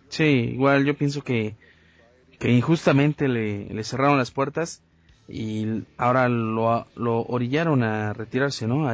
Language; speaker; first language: Spanish; native; Spanish